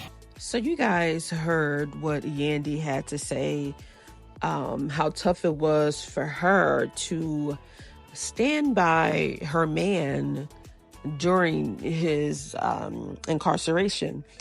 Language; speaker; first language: English; native; English